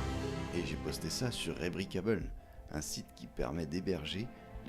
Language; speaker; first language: French; native; French